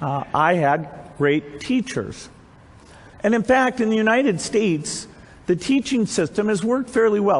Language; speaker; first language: English; native; English